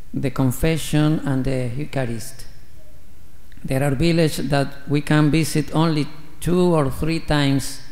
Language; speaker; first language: English; non-native, learner; Spanish